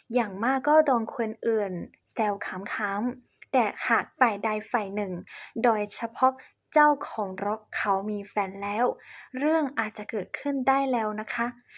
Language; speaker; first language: Thai; non-native, fluent; Chinese